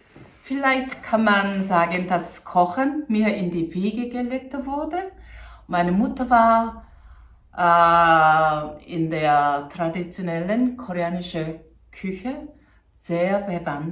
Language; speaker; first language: German; non-native, fluent; Korean